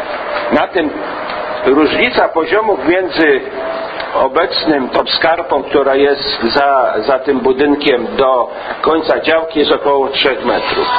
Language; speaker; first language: Polish; native; Polish